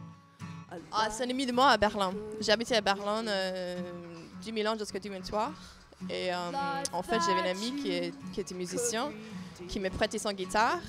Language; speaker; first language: French; non-native, learner; English